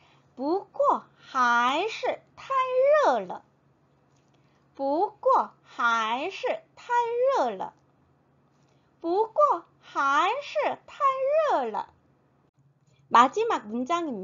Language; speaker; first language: Chinese; non-native, fluent; Korean